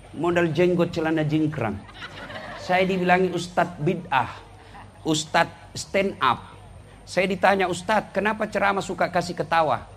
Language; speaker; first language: Indonesian; non-native, local second language; Buginese